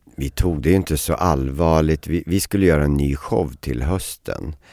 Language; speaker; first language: Swedish; native; Swedish